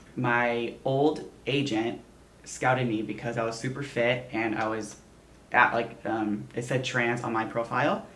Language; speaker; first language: English; native; English